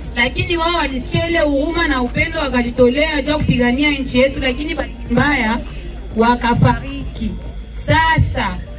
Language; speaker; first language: Swahili; native; Swahili